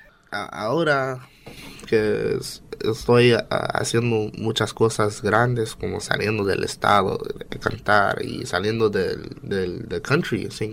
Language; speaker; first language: Spanish; non-native, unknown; English